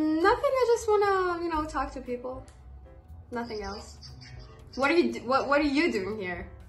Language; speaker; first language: English; non-native, fluent; Persian